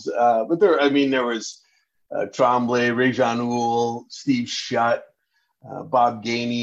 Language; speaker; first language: English; native; English